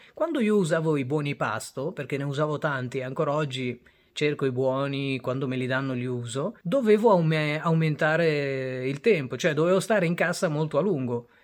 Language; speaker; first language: Italian; early bilingual, other home language; Bangla